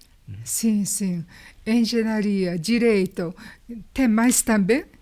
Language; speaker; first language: Portuguese; non-native, learner; Japanese